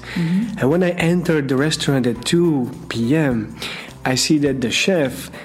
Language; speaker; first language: English; non-native, fluent; Slovak